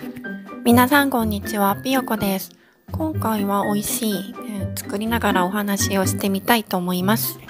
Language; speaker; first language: Japanese; non-native, fluent; Korean